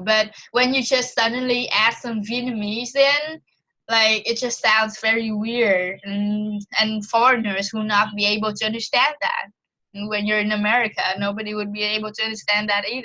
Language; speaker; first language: English; non-native, fluent; Vietnamese